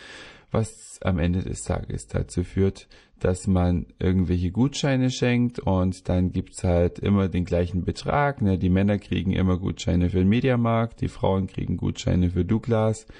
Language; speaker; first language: German; native; German